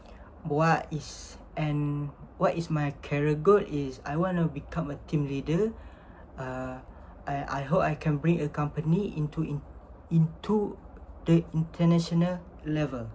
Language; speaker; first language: English; non-native, learner; Malay